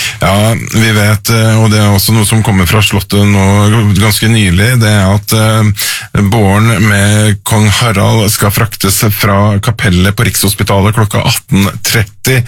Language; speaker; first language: Norwegian; native; Norwegian